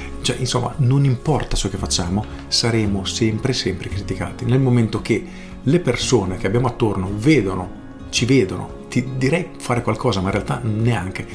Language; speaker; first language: Italian; native; Italian